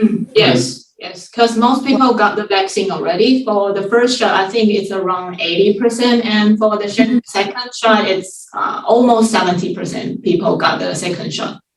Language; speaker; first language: English; non-native, fluent; Chinese